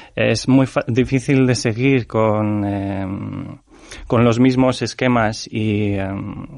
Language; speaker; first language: Spanish; non-native, fluent; Ukrainian